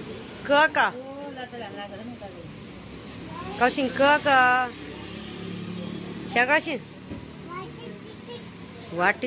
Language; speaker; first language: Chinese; non-native, learner; Nepali